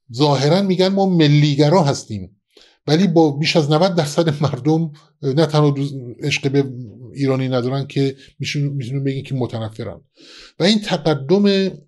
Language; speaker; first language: Persian; non-native, local second language; Kurdish